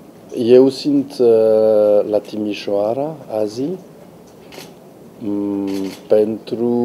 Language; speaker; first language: Romanian; non-native, learner; French